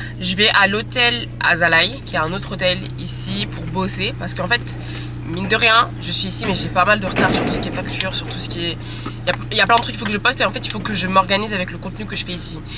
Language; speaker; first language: French; early bilingual, other home language; Bambara